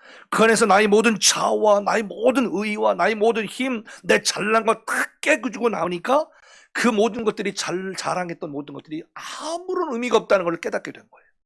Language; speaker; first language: Korean; native; Korean